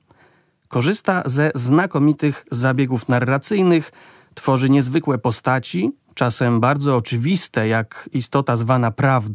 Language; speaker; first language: Polish; native; Polish